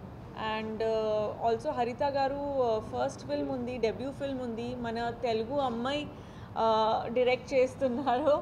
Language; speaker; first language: Telugu; non-native, fluent; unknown